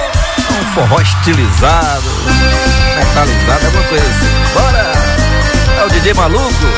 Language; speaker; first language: Portuguese; native; Portuguese